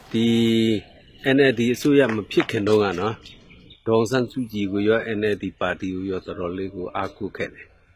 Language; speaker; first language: Burmese; non-native, local second language; Mon